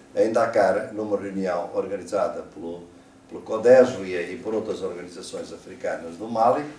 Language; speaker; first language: Portuguese; native; Portuguese